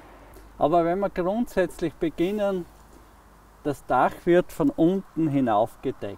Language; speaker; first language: German; native; German